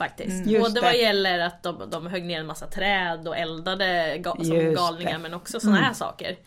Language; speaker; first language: Swedish; native; Swedish